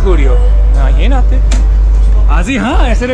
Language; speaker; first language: Spanish; non-native, learner; Japanese